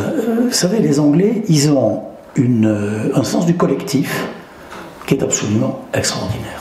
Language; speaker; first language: French; native; French